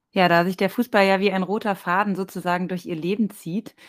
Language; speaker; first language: German; native; German